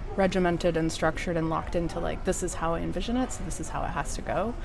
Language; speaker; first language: English; native; English